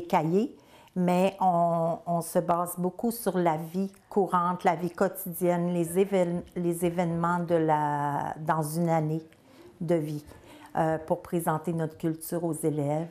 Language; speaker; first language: French; native; French